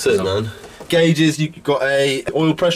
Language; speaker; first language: English; native; English